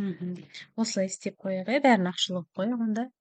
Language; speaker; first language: Kazakh; native; Kazakh